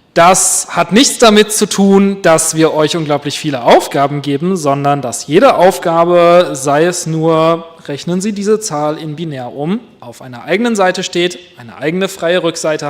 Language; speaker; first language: German; native; German